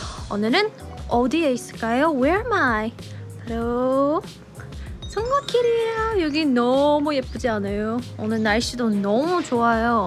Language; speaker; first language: Korean; non-native, learner; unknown